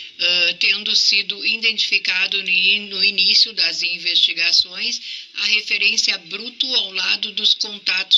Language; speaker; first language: Portuguese; native; Portuguese